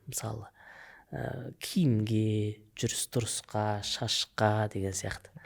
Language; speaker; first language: Kazakh; native; Kazakh